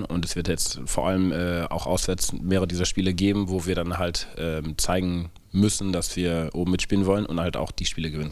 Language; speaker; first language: German; native; German